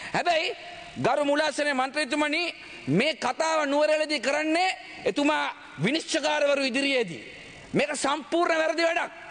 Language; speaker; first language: Sinhala; native; Sinhala